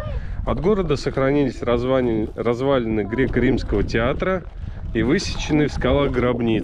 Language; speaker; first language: Russian; native; Russian